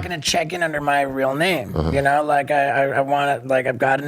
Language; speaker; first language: English; native; English